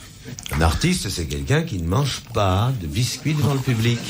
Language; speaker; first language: French; native; French